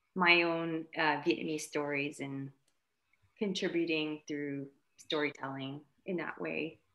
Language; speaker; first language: English; native; English